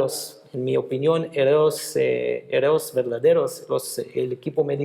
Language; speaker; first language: Spanish; non-native, fluent; Hebrew